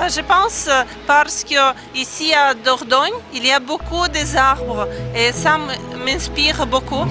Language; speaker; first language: French; non-native, learner; Ukrainian